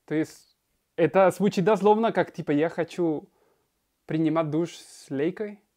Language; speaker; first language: Russian; non-native, fluent; Spanish